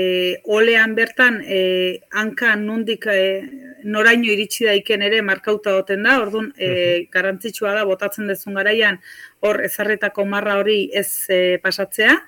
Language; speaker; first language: Basque; native; Basque